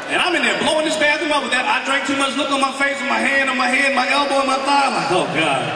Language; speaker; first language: English; native; English